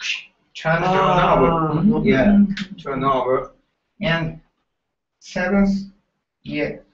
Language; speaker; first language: English; non-native, learner; Japanese